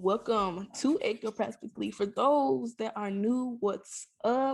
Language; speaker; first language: English; native; English